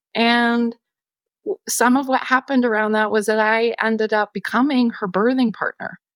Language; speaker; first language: English; native; English